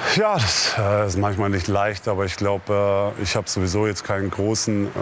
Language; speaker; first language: German; native; German